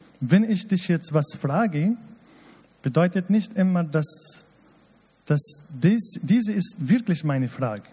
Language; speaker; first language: German; non-native, fluent; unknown